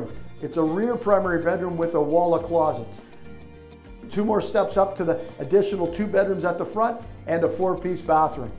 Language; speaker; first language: English; native; English